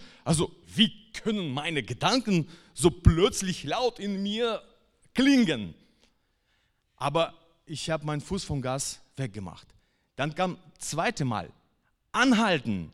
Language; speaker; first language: German; non-native, fluent; Russian